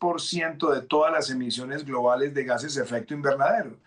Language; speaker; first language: Spanish; native; Spanish